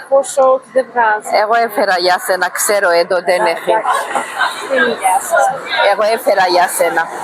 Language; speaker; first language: Greek; non-native, learner; Armenian